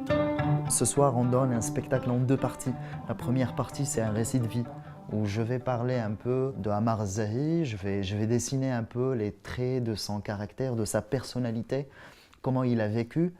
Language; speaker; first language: French; non-native, local second language; Arabic